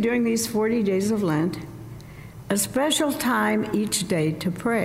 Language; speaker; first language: English; native; English